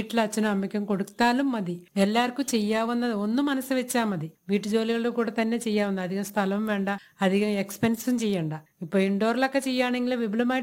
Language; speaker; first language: Malayalam; non-native, local second language; Telugu